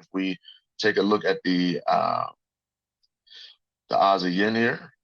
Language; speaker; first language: English; native; English